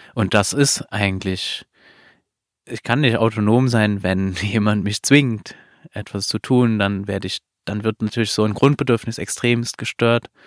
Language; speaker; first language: German; non-native, fluent; Luxembourgish